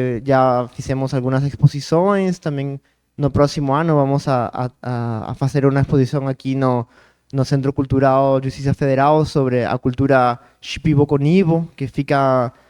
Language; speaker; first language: Portuguese; non-native, learner; Spanish